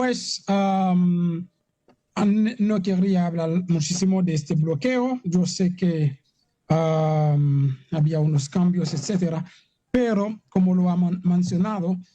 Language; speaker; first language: Spanish; non-native, fluent; Haitian Creole